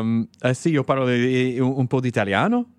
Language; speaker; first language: Italian; non-native, learner; English